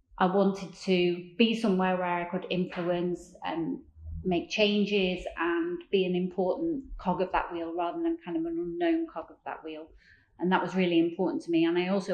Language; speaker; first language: English; native; English